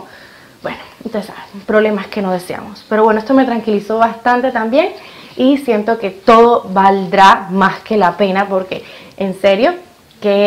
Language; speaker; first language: Spanish; native; Spanish